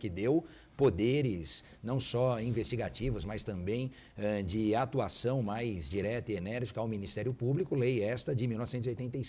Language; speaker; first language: Portuguese; native; Portuguese